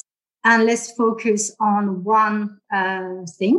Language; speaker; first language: English; native; English